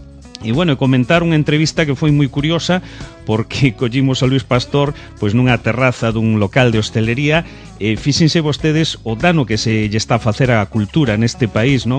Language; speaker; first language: Spanish; non-native, local second language; Galician